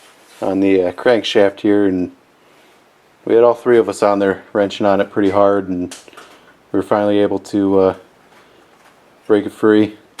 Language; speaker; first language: English; native; English